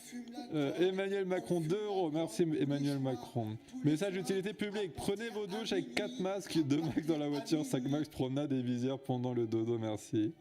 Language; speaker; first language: French; native; French